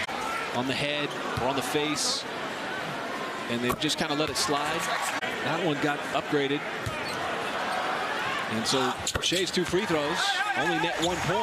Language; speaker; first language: English; native; English